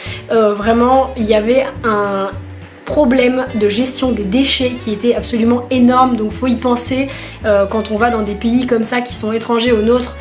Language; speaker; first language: French; native; French